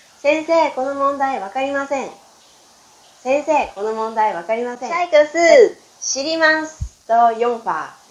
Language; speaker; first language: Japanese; non-native, fluent; Chinese